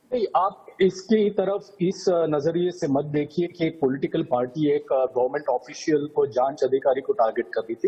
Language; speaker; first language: Hindi; native; Hindi